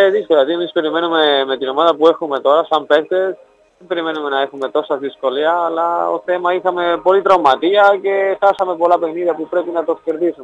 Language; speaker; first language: Greek; non-native, learner; Spanish